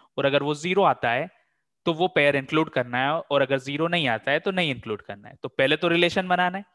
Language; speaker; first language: Hindi; native; Hindi